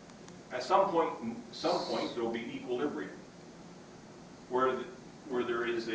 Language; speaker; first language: English; native; English